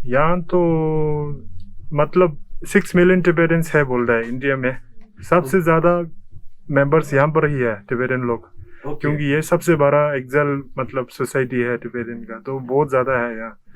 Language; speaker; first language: Hindi; early bilingual, other home language; Tibetan